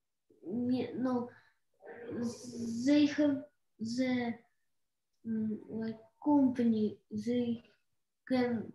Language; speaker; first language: English; non-native, learner; Russian